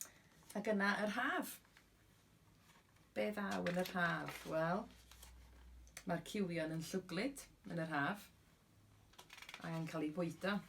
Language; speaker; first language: Welsh; native; Welsh